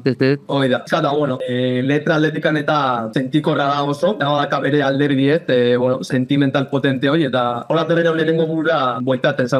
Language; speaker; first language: Basque; native; Basque